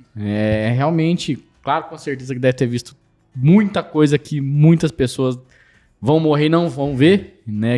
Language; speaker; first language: Portuguese; native; Portuguese